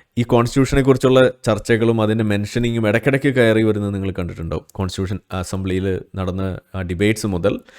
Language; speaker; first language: Malayalam; native; Malayalam